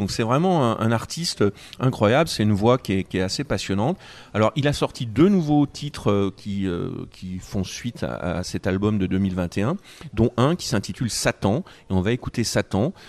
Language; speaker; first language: French; native; French